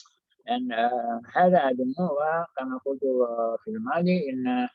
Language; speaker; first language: Arabic; non-native, fluent; Indonesian